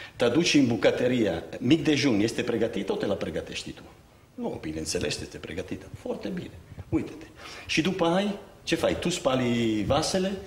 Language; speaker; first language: Romanian; non-native, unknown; Italian